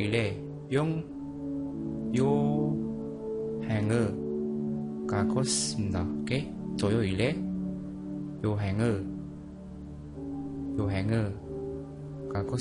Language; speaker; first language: Korean; non-native, fluent; Indonesian